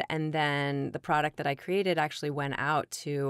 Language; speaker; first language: English; native; English